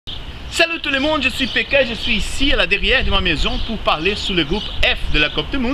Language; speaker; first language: French; non-native, learner; Spanish